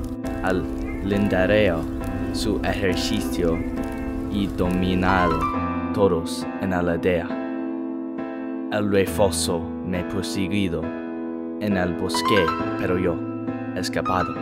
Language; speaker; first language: Spanish; non-native, learner; English